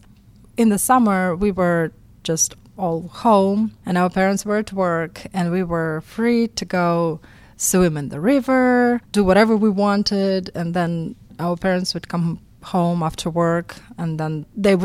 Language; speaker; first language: English; non-native, fluent; Russian